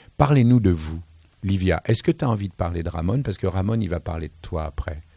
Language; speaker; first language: French; native; French